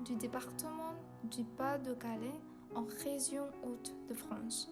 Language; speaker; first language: French; non-native, learner; Vietnamese